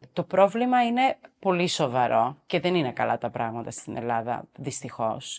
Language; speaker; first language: Greek; early bilingual, heritage; Greek